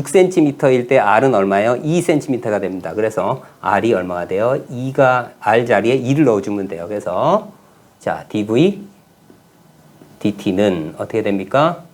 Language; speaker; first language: Korean; native; Korean